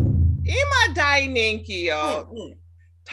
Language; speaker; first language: Japanese; non-native, learner; English